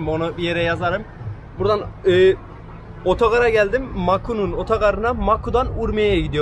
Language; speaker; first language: Turkish; native; Turkish